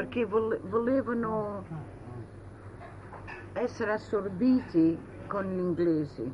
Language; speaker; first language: Italian; early bilingual, heritage; Italian